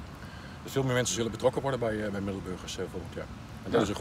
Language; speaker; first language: Dutch; native; Dutch